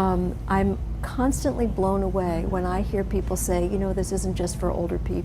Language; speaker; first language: English; native; English